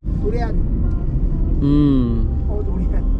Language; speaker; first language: English; non-native, local second language; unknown